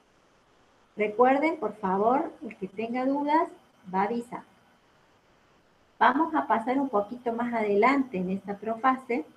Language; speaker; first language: Spanish; native; Spanish